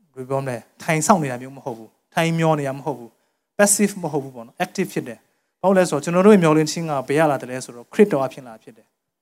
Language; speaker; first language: Burmese; non-native, local second language; Tedim Chin